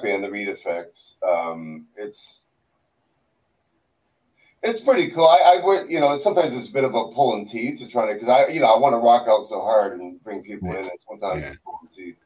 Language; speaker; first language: English; native; English